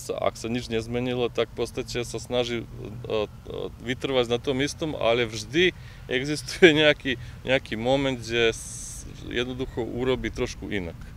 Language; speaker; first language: Slovak; native; Slovak